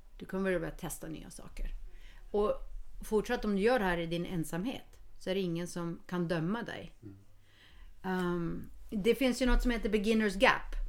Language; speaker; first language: Swedish; early bilingual, heritage; Swedish